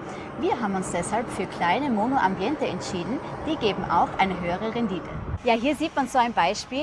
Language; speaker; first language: German; native; German